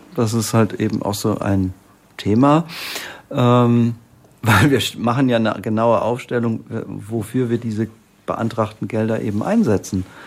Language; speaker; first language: German; native; German